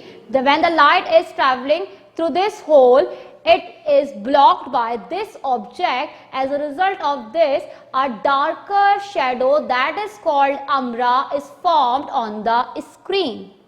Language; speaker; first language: English; non-native, local second language; Urdu